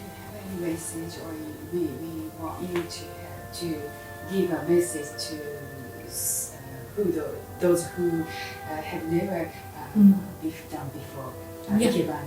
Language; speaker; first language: English; non-native, learner; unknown